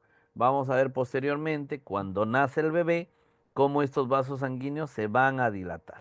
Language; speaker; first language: Spanish; native; Spanish